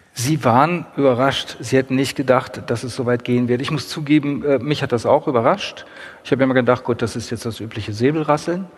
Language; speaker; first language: German; native; German